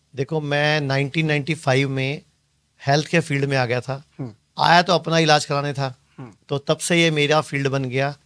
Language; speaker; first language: Hindi; native; Hindi